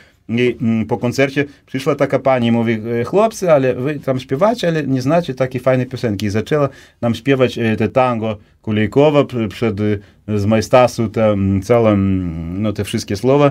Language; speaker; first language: Polish; native; Polish